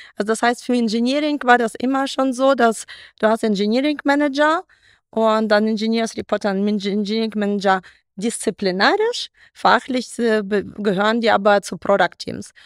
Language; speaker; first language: German; non-native, fluent; Russian